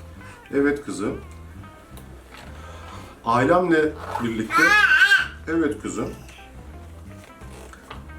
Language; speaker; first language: Turkish; native; Turkish